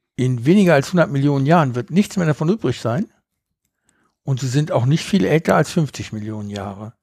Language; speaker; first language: German; early bilingual, heritage; Spanish